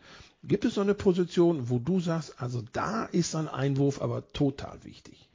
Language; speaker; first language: German; native; German